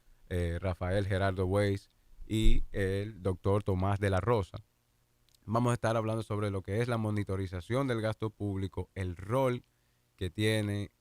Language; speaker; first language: Spanish; native; Spanish